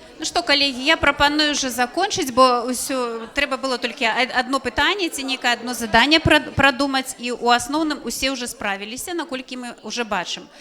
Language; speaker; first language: Belarusian; non-native, local second language; Russian